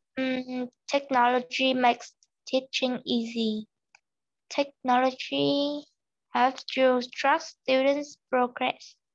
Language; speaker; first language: English; non-native, fluent; Vietnamese